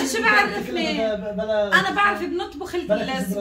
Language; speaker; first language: Arabic; native; Arabic